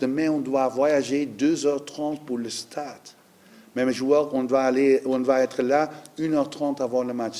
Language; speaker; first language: French; non-native, learner; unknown